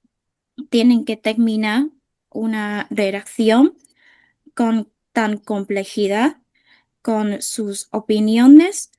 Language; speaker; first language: Spanish; non-native, fluent; Vietnamese